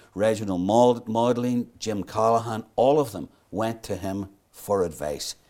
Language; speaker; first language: English; native; English